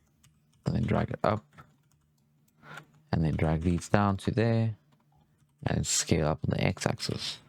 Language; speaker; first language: English; native; English